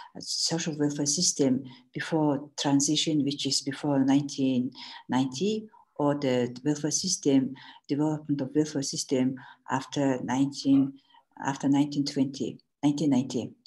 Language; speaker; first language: English; non-native, learner; Mongolian